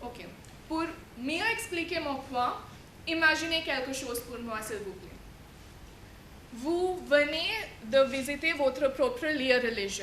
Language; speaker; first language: French; non-native, fluent; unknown